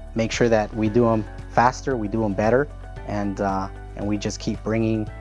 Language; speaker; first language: English; early bilingual, other home language; Spanish